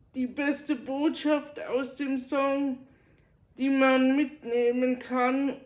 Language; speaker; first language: German; native; German